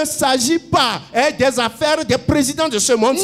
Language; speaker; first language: French; non-native, local second language; Ewe